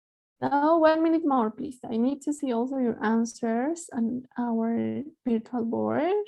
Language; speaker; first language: English; non-native, fluent; Spanish